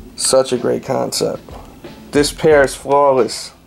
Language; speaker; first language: English; native; English